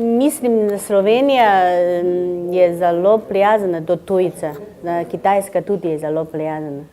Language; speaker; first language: Slovenian; non-native, learner; Chinese